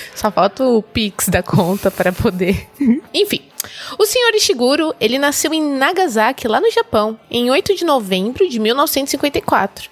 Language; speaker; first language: Portuguese; native; Portuguese